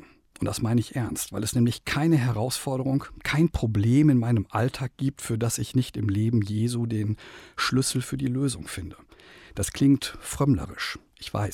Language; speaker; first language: German; native; German